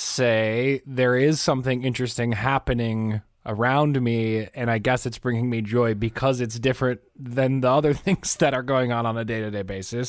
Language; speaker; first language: English; native; English